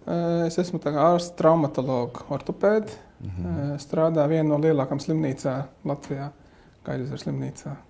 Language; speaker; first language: Latvian; non-native, fluent; Arabic